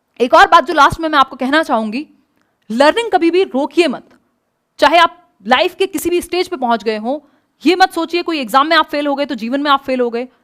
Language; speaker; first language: Hindi; native; Hindi